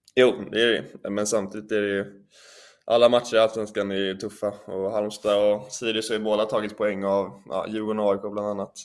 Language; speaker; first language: Swedish; native; Swedish